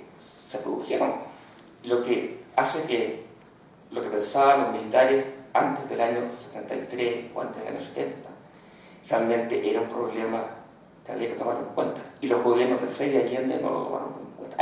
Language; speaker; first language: Spanish; native; Spanish